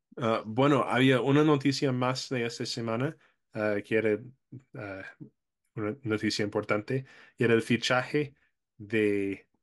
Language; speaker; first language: Spanish; non-native, fluent; English